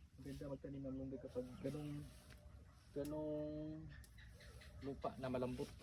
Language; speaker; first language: Filipino; native; Filipino